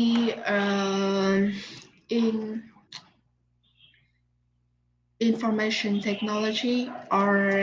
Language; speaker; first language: English; non-native, learner; Vietnamese